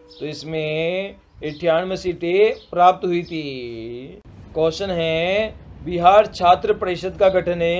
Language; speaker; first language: Hindi; native; Hindi